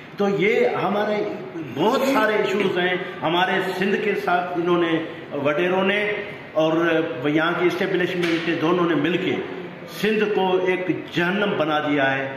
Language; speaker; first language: Urdu; non-native, local second language; Sindhi